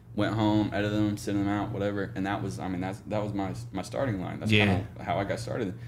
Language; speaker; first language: English; native; English